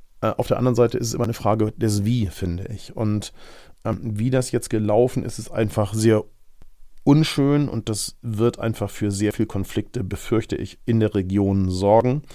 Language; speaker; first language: German; native; German